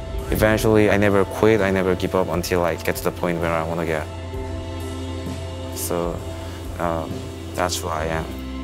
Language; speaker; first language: English; non-native, fluent; Korean